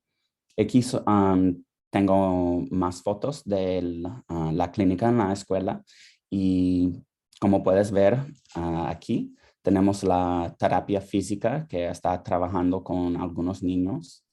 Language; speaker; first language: Spanish; non-native, fluent; English